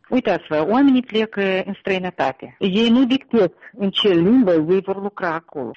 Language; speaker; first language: Romanian; non-native, local second language; Russian